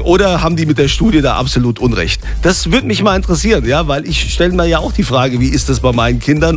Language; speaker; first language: German; native; German